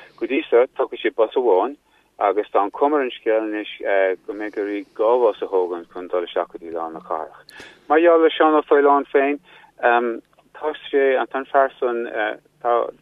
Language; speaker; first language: Irish; non-native, local second language; English